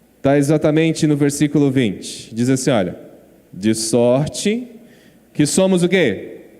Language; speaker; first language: Portuguese; native; Portuguese